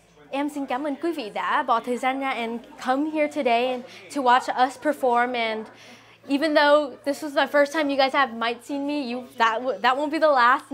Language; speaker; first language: English; early bilingual, other home language; Vietnamese